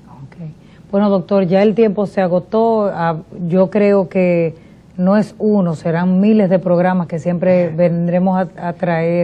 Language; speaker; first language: Spanish; native; Spanish